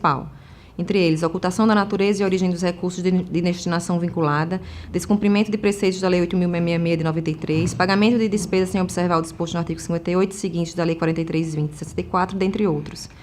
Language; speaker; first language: Portuguese; native; Portuguese